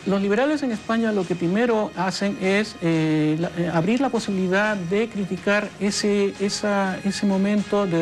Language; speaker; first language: Spanish; native; Spanish